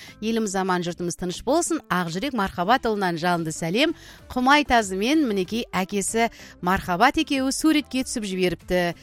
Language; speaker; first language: Kazakh; native; Kazakh